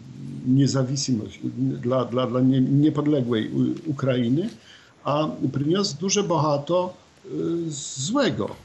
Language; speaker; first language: Polish; non-native, learner; Ukrainian